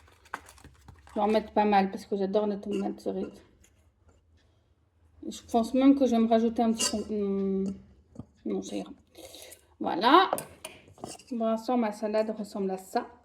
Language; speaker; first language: French; native; French